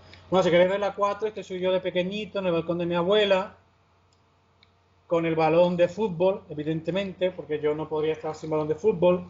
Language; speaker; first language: Spanish; native; Spanish